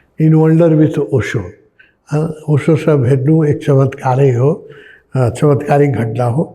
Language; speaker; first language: Nepali; native; Nepali